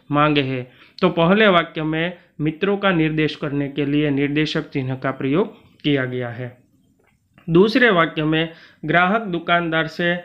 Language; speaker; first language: Hindi; non-native, local second language; Gujarati